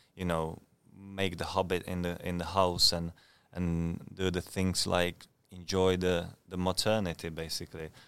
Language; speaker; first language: English; non-native, fluent; Czech